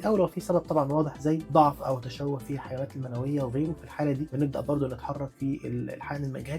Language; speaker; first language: Arabic; native; Arabic